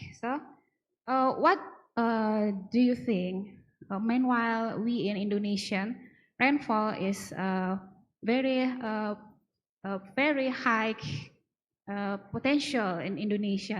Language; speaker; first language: English; non-native, learner; Indonesian